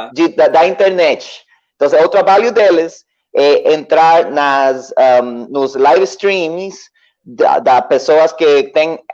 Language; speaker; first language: Portuguese; non-native, learner; Spanish